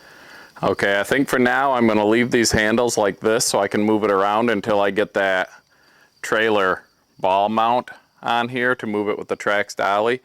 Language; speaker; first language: English; native; English